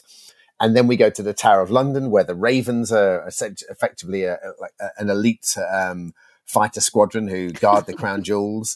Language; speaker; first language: English; native; English